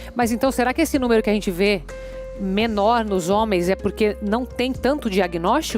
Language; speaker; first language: Portuguese; native; Portuguese